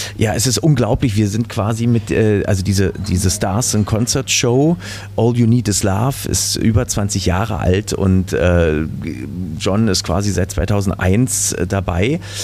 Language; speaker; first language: German; native; German